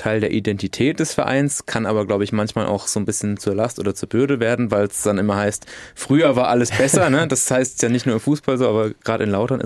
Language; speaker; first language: German; native; German